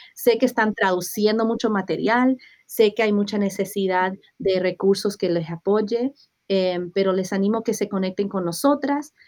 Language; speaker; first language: Spanish; early bilingual, heritage; Spanish